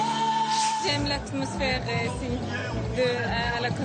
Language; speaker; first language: French; non-native, learner; Arabic